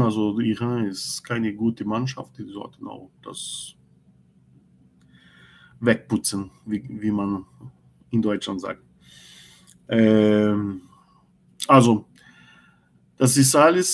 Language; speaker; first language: German; non-native, learner; Portuguese